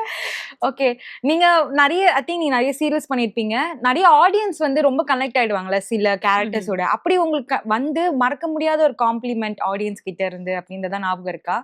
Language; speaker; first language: Tamil; native; Tamil